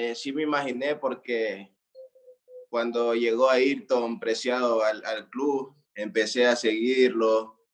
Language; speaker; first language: Spanish; native; Spanish